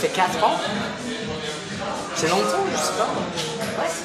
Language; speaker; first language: French; non-native, fluent; English